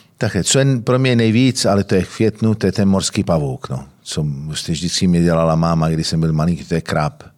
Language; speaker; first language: Czech; non-native, fluent; Italian